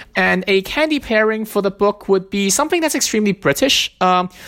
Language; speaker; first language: English; non-native, local second language; Cantonese